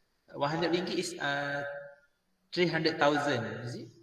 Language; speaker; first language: English; non-native, local second language; Malay